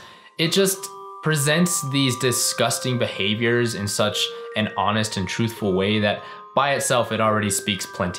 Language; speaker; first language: English; native; English